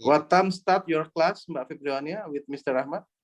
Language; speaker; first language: English; non-native, learner; Indonesian